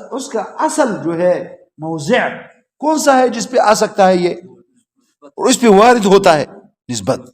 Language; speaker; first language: Urdu; non-native, local second language; Pashto